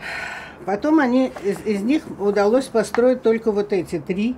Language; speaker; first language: Russian; native; Russian